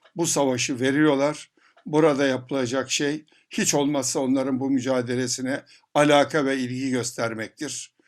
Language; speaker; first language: Turkish; native; Turkish